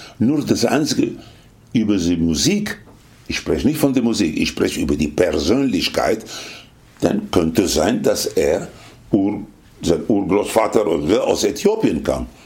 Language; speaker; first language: German; non-native, fluent; Spanish